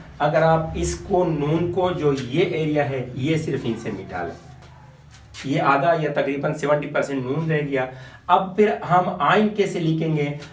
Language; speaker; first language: Urdu; non-native, local second language; Pashto